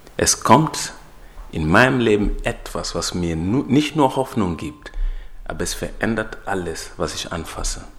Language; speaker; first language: German; non-native, fluent; Swahili